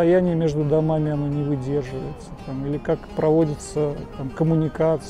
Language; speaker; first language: Russian; native; Russian